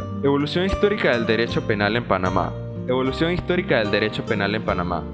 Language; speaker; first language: Spanish; native; Spanish